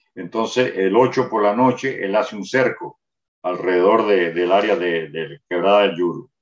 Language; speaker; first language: Spanish; native; Spanish